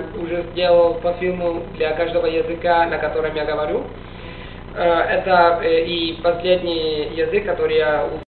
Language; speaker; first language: Russian; non-native, learner; Italian